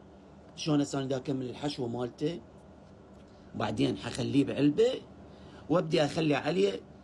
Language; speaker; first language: Arabic; native; Arabic